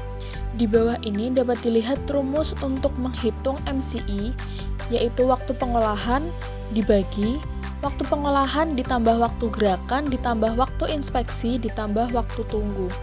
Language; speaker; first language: Indonesian; native; Indonesian